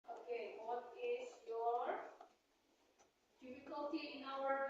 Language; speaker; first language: English; non-native, learner; Indonesian